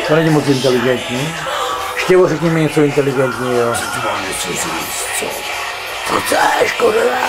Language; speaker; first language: Czech; native; Czech